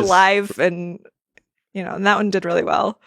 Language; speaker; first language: English; native; English